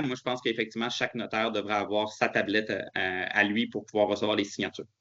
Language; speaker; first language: French; native; French